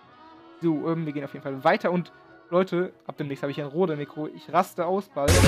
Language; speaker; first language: German; native; German